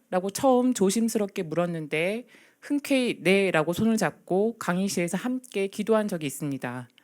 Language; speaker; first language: Korean; native; Korean